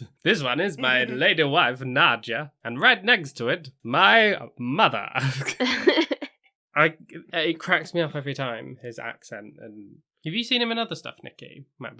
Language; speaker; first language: English; native; English